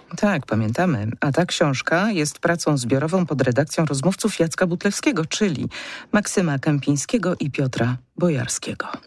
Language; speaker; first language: Polish; native; Polish